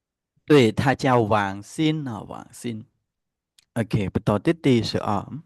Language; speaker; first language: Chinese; non-native, fluent; Khmer